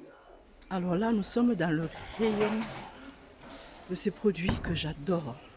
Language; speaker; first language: French; native; French